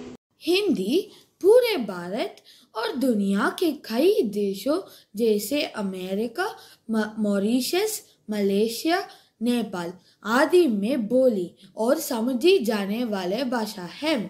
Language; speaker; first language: Hindi; non-native, local second language; Tamil